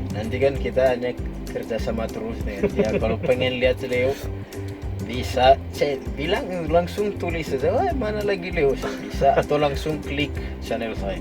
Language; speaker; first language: Indonesian; non-native, fluent; Malagasy